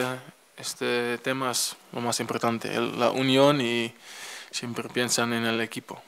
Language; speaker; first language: Spanish; non-native, fluent; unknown